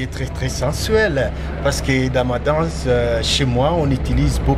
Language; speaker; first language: French; non-native, local second language; Lingala